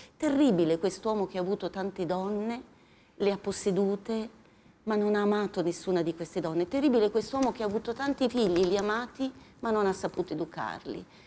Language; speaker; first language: Italian; native; Italian